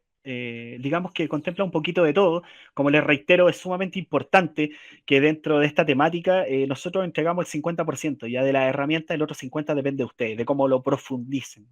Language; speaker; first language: Spanish; native; Spanish